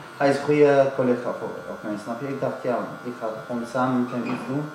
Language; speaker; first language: Dutch; non-native, learner; Arabic